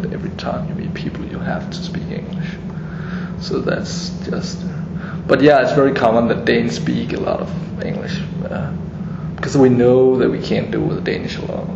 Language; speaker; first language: English; non-native, fluent; Danish